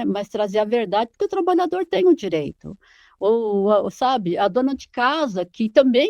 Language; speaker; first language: Portuguese; native; Portuguese